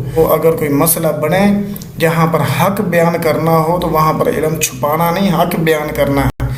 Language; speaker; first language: Urdu; non-native, local second language; Punjabi